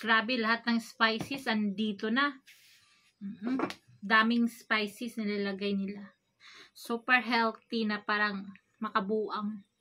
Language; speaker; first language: Filipino; non-native, local second language; Cebuano